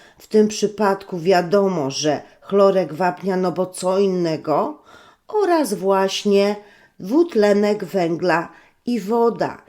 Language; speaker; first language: Polish; native; Polish